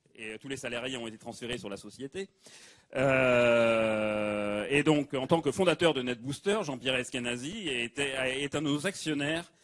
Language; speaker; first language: French; native; French